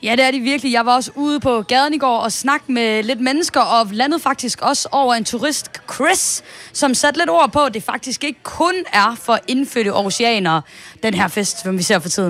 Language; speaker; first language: Danish; native; Danish